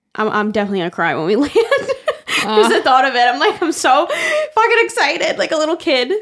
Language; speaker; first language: English; early bilingual, other home language; Italian